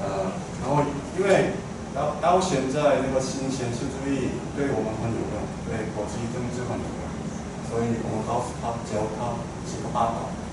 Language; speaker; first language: Chinese; non-native, fluent; Korean